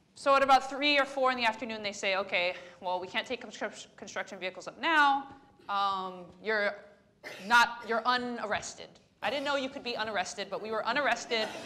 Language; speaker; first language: English; native; English